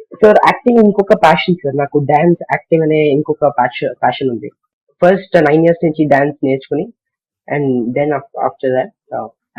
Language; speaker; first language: Telugu; non-native, learner; Kannada